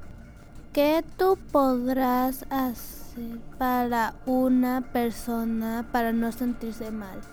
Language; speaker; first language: Spanish; early bilingual, other home language; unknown